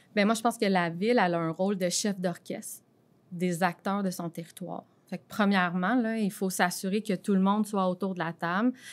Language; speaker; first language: French; native; French